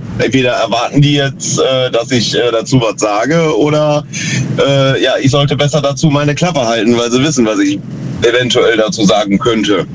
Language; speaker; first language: German; native; German